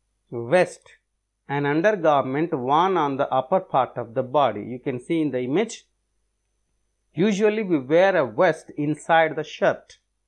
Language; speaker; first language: English; non-native, local second language; Telugu